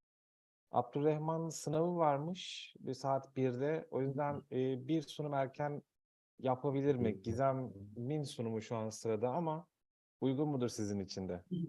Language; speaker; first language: Turkish; native; Turkish